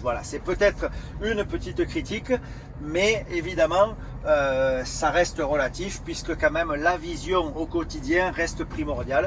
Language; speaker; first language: French; native; French